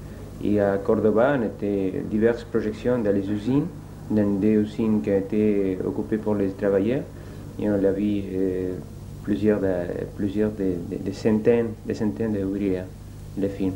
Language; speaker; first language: French; non-native, learner; Spanish